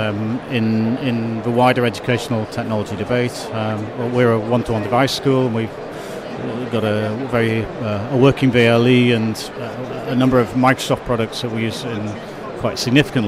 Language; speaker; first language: English; native; English